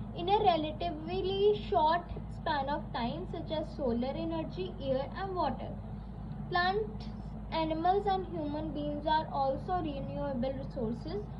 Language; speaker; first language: English; non-native, local second language; Punjabi